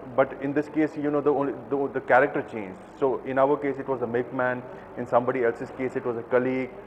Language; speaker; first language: English; non-native, local second language; Kashmiri